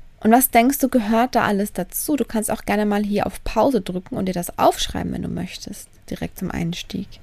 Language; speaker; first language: German; native; German